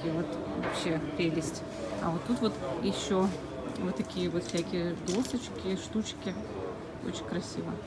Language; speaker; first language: Russian; native; Russian